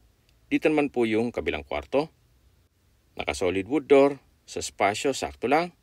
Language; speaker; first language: Filipino; native; Filipino